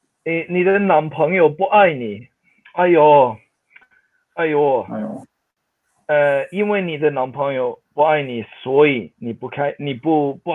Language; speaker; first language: Chinese; non-native, fluent; Swedish